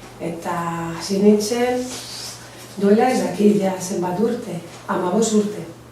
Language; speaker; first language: Basque; non-native, local second language; Spanish